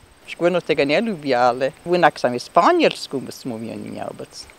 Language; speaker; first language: Polish; early bilingual, heritage; Polish